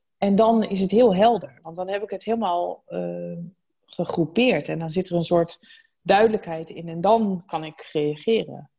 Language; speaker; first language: Dutch; native; Dutch